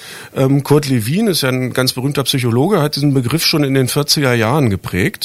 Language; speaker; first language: German; native; German